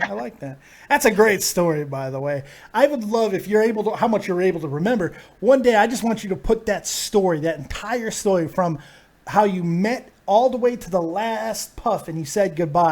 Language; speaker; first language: English; native; English